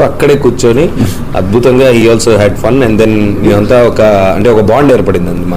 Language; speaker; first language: Telugu; native; Telugu